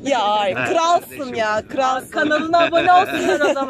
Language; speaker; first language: Turkish; native; Turkish